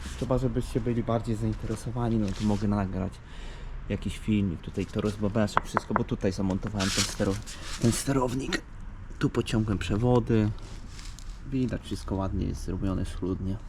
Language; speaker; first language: Polish; native; Polish